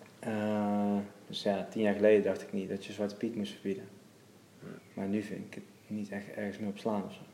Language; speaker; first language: Dutch; native; Dutch